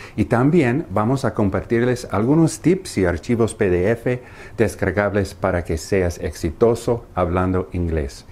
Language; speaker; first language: Spanish; non-native, fluent; English